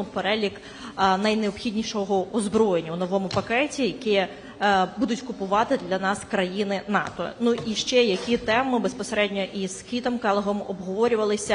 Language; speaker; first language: Ukrainian; native; Ukrainian